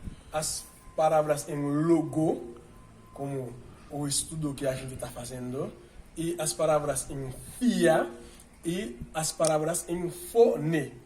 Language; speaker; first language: Portuguese; non-native, fluent; Haitian Creole